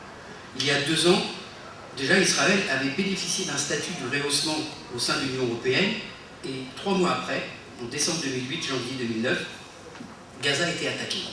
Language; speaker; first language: French; native; French